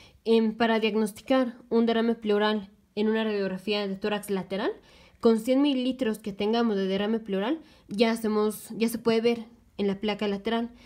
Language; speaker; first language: Spanish; native; Spanish